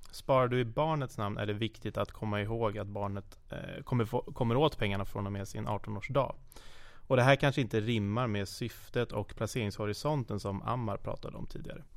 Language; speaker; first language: Swedish; native; Swedish